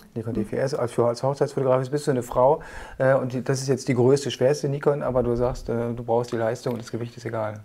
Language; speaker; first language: German; native; German